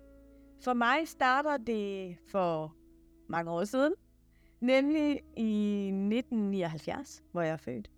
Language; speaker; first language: Danish; native; Danish